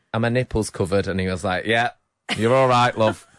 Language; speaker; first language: English; native; English